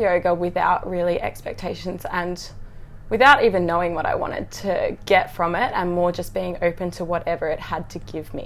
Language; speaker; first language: English; native; English